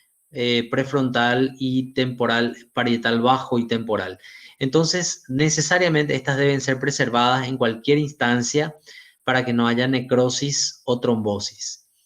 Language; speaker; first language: Spanish; native; Spanish